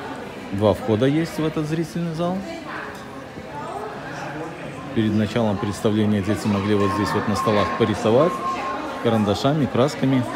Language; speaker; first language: Russian; native; Russian